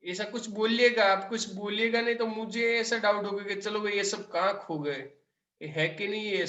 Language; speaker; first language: Hindi; non-native, local second language; Gujarati